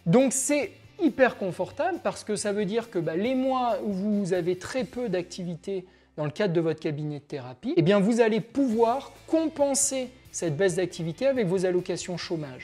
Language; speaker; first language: French; native; French